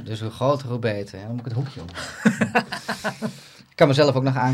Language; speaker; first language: Dutch; native; Dutch